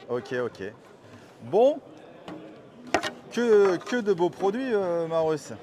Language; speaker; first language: French; native; French